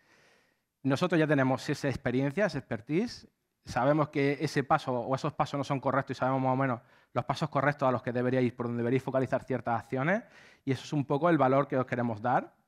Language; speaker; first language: Spanish; native; Spanish